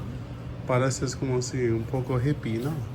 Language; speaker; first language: Spanish; non-native, learner; English